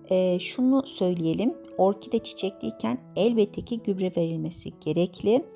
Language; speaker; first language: Turkish; native; Turkish